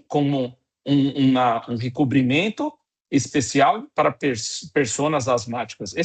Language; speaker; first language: Portuguese; non-native, fluent; Spanish